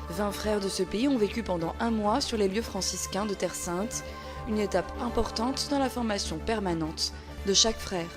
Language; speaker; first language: French; native; French